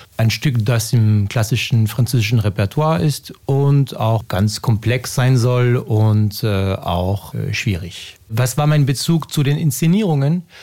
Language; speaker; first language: German; non-native, fluent; French